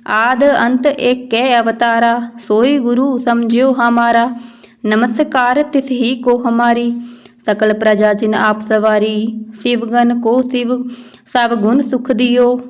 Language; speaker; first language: Hindi; non-native, local second language; Punjabi